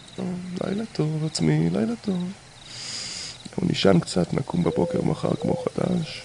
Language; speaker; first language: Hebrew; native; Hebrew